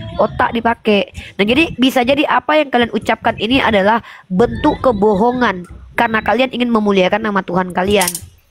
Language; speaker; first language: Indonesian; native; Indonesian